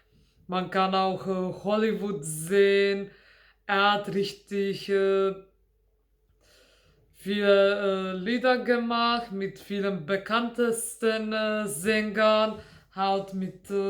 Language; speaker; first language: German; non-native, fluent; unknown